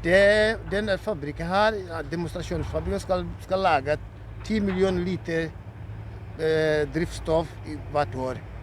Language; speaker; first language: Norwegian; non-native, fluent; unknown